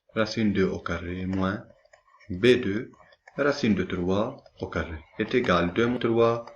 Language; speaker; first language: French; non-native, local second language; Arabic